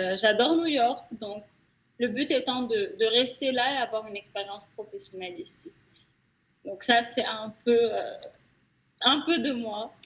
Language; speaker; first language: French; non-native, local second language; Arabic